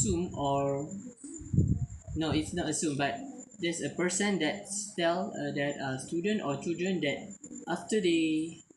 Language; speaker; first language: English; non-native, learner; Malay